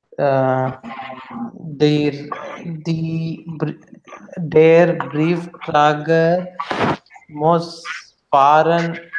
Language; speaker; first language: German; non-native, learner; Hindi